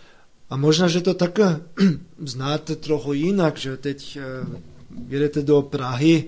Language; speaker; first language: Czech; non-native, fluent; German